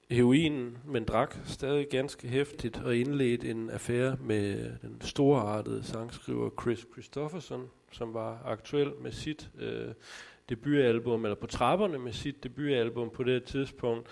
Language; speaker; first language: Danish; native; Danish